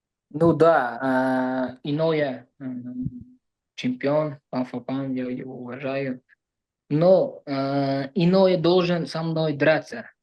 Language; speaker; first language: Russian; non-native, learner; Uzbek